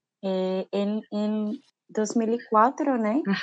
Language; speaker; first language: Spanish; non-native, learner; Portuguese